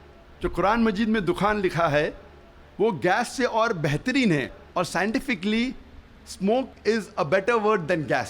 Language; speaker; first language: Urdu; native; Urdu